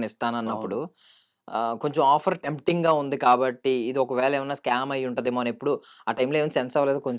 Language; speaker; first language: Telugu; native; Telugu